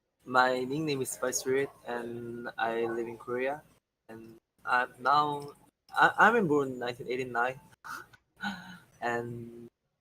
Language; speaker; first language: English; non-native, learner; Korean